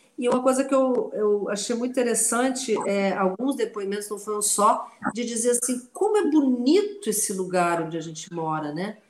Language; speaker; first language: Portuguese; non-native, local second language; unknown